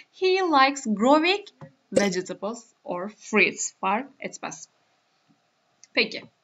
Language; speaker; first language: English; non-native, fluent; Turkish